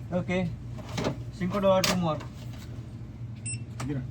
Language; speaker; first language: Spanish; non-native, learner; Gujarati